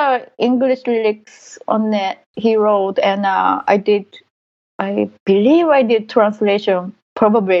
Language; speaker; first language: English; non-native, fluent; Japanese